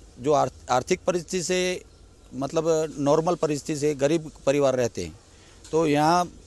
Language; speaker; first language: Hindi; non-native, local second language; Kachhi